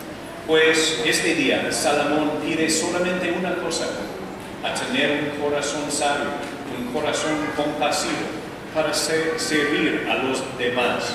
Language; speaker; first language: Spanish; non-native, fluent; English